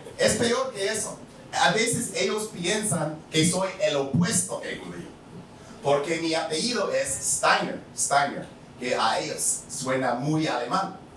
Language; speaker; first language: Spanish; non-native, fluent; English